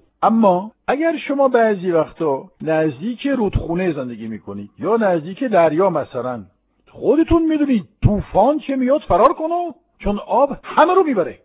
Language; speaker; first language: Persian; non-native, fluent; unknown